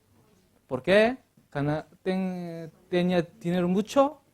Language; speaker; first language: Spanish; non-native, learner; Korean